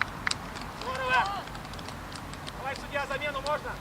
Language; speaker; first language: Russian; native; Russian